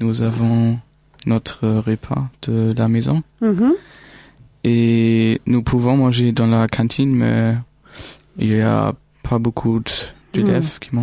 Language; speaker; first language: French; non-native, learner; German